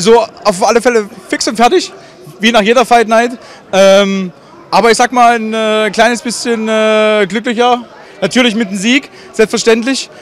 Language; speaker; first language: German; native; German